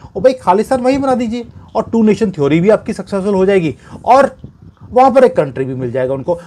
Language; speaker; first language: Hindi; native; Hindi